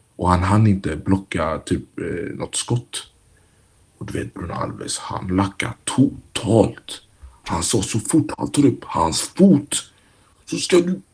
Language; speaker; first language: Swedish; early bilingual, other home language; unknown